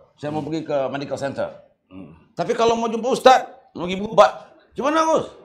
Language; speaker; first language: Malay; native; Malay